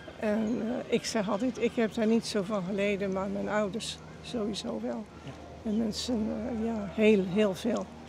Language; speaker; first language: Dutch; native; Dutch